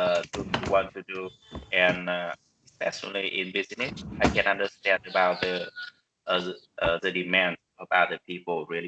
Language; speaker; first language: English; non-native, learner; Vietnamese